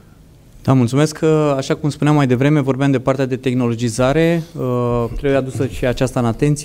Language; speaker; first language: Romanian; native; Romanian